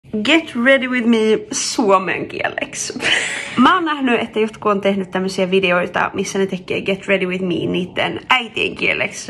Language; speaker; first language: Finnish; early bilingual, heritage; Finnish